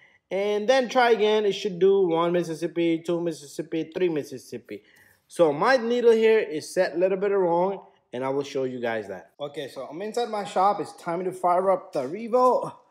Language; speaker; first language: English; native; English